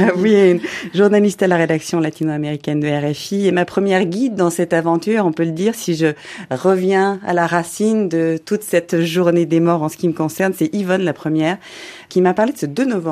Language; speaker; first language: French; native; French